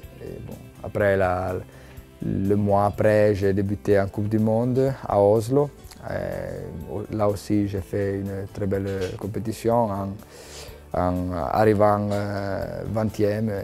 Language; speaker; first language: French; non-native, local second language; Italian